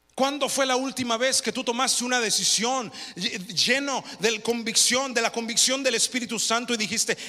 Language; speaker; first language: Spanish; early bilingual, heritage; Spanish